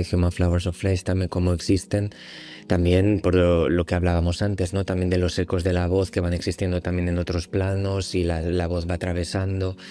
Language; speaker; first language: Spanish; native; Spanish